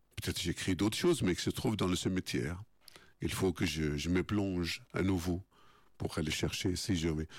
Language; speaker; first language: French; non-native, fluent; Arabic